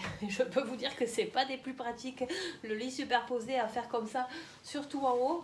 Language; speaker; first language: French; native; French